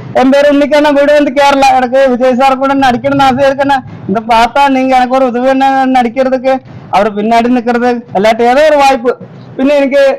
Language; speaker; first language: Tamil; non-native, learner; Malayalam